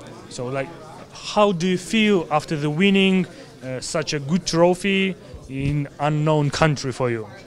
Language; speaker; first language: English; non-native, learner; Russian